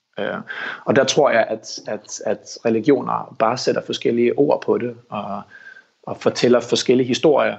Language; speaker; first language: Danish; early bilingual, heritage; Danish